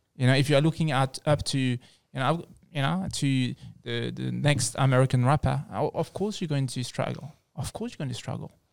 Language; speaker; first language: English; non-native, fluent; French